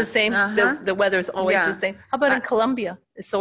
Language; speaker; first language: English; native; English